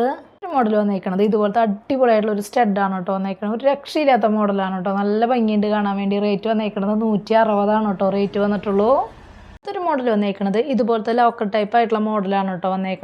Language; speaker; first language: Malayalam; native; Malayalam